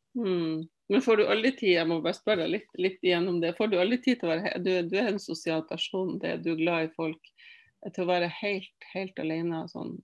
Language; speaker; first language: Norwegian; native; Norwegian